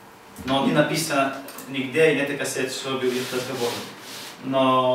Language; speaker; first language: Russian; non-native, learner; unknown